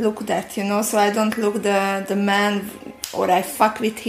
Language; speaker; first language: English; non-native, learner; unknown